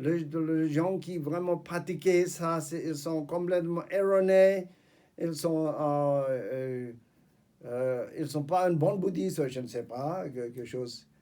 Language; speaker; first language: French; non-native, fluent; Tibetan